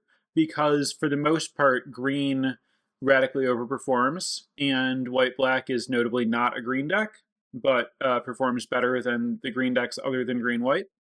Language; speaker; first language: English; native; English